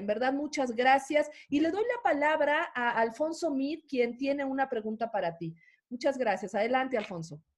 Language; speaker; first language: Spanish; native; Spanish